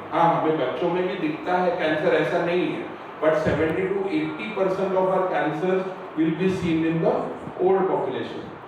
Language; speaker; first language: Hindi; non-native, local second language; Marathi